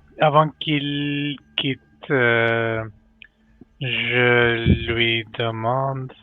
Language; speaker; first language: French; non-native, learner; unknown